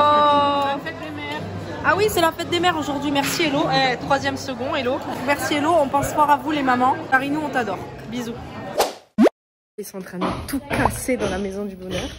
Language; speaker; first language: French; native; French